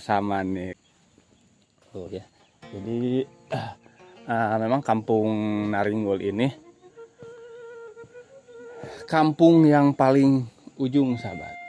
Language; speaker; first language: Indonesian; non-native, local second language; Sundanese